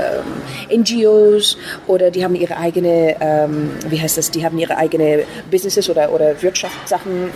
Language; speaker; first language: German; non-native, fluent; Persian